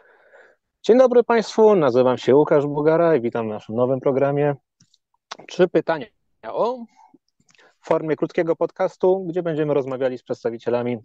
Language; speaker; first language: Polish; native; Polish